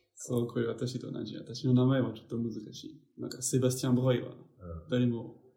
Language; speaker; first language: Japanese; non-native, learner; French